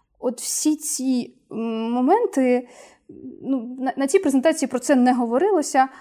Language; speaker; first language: Ukrainian; native; Ukrainian